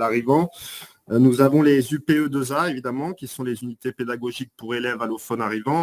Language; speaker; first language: French; native; French